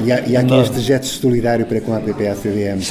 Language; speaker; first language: Portuguese; native; Portuguese